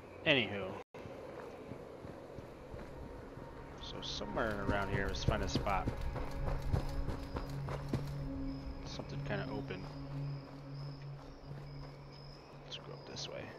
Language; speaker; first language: English; native; English